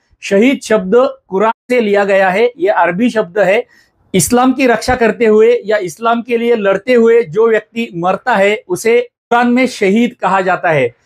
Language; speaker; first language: Hindi; non-native, local second language; Marathi